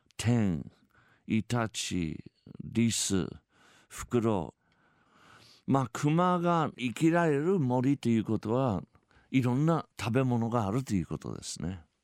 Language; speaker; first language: Japanese; non-native, fluent; English